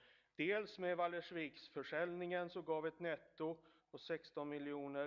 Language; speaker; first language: Swedish; native; Swedish